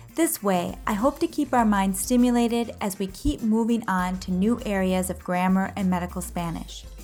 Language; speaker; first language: English; native; English